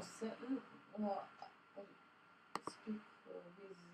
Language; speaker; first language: English; non-native, learner; Russian